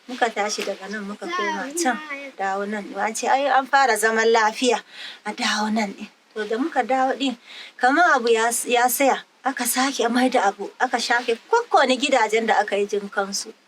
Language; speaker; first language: Hausa; non-native, local second language; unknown